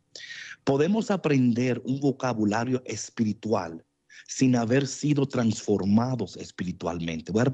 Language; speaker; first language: Spanish; native; Spanish